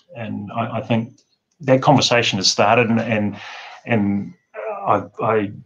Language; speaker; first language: English; native; English